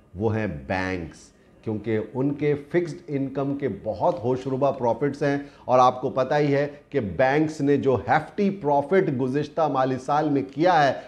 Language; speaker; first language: Urdu; native; Urdu